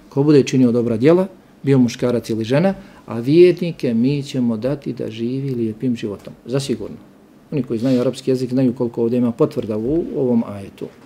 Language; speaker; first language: Serbian; native; Serbian